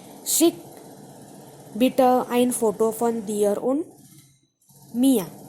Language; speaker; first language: German; non-native, fluent; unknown